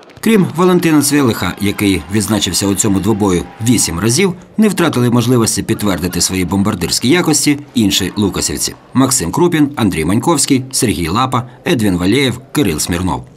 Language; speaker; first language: Ukrainian; native; Ukrainian